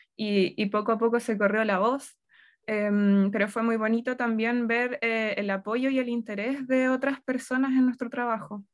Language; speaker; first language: Spanish; native; Spanish